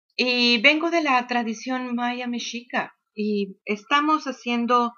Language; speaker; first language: Spanish; native; Spanish